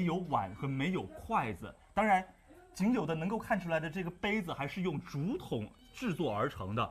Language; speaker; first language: Chinese; native; Chinese